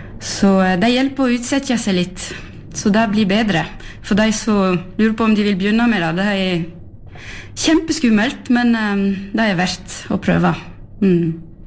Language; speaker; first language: Norwegian; early bilingual, heritage; French